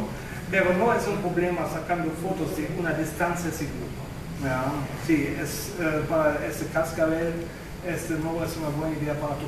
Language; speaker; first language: Spanish; non-native, fluent; German